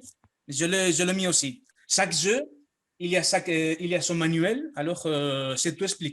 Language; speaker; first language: French; non-native, fluent; Spanish